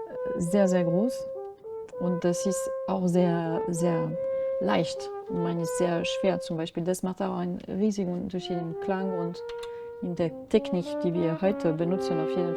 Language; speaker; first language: German; non-native, fluent; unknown